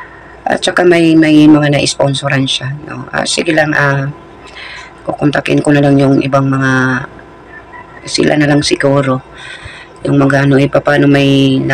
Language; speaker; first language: Filipino; native; Filipino